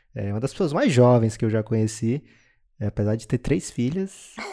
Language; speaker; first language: Portuguese; native; Portuguese